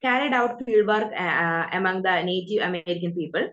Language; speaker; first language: English; non-native, local second language; Malayalam